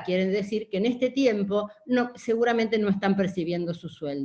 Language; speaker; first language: Spanish; native; Spanish